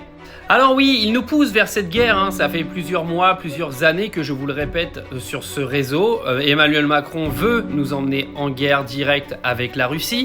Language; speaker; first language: French; native; French